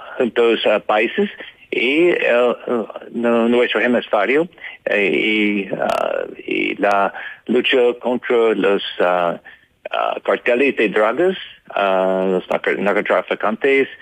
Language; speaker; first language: Spanish; non-native, learner; English